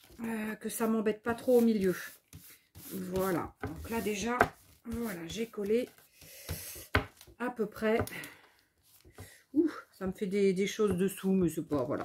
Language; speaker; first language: French; native; French